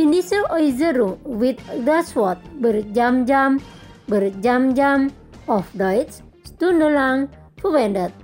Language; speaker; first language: German; non-native, fluent; Indonesian